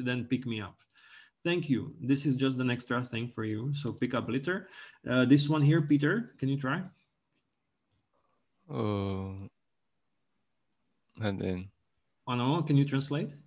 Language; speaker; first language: English; non-native, local second language; Czech